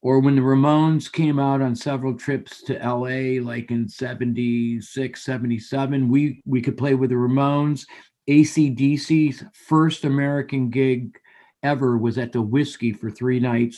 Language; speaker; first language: English; native; English